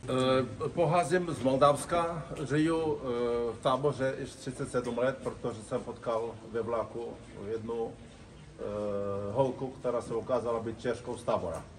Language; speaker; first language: Czech; non-native, fluent; Romanian